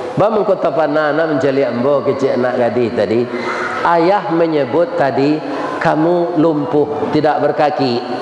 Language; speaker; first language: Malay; non-native, local second language; Minangkabau